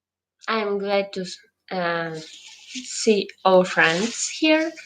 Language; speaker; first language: English; non-native, learner; Ukrainian